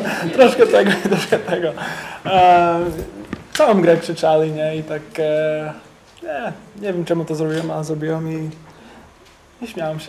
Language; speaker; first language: Polish; early bilingual, heritage; English